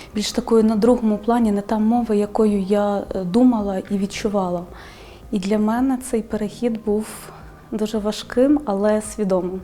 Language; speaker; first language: Ukrainian; non-native, local second language; Russian